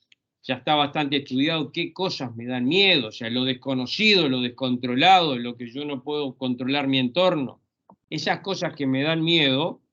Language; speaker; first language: Spanish; native; Spanish